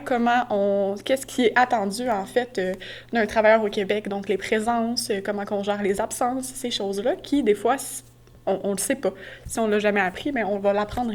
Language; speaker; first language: French; native; French